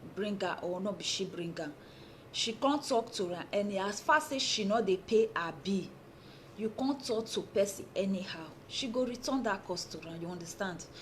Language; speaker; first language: Nigerian Pidgin; native; Nigerian Pidgin